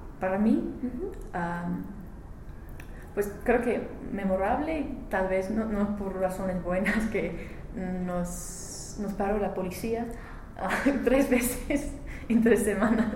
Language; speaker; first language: Spanish; non-native, learner; English